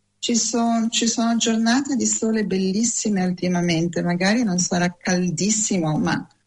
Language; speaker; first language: Italian; native; Italian